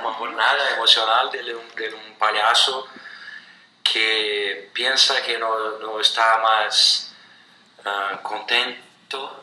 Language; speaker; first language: Spanish; non-native, learner; Portuguese